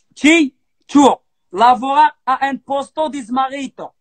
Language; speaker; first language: Italian; non-native, learner; Arabic